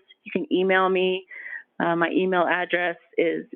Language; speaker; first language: English; native; English